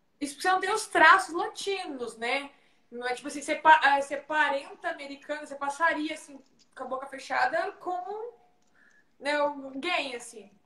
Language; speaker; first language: Portuguese; native; Portuguese